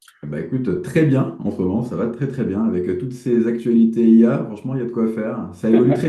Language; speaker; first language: French; native; French